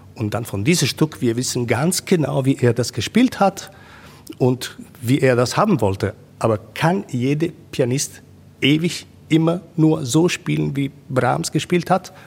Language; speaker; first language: German; non-native, fluent; Italian